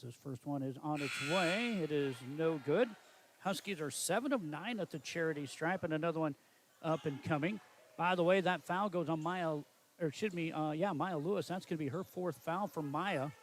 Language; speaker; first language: English; native; English